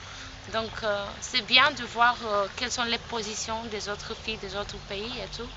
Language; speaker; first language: French; non-native, fluent; Romanian